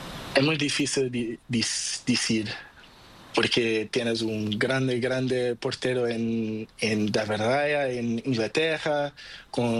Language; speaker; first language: Spanish; non-native, learner; Portuguese